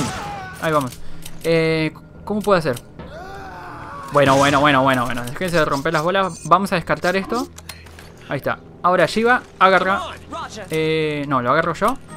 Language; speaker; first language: Spanish; native; Spanish